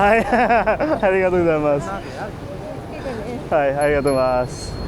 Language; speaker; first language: Japanese; non-native, learner; Hindi